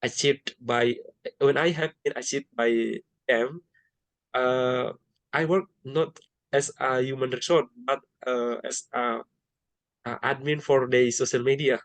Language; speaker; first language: English; non-native, learner; Indonesian